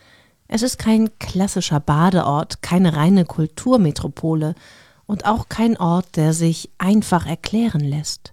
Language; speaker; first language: German; native; German